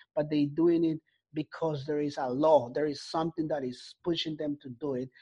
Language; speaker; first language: English; non-native, fluent; Spanish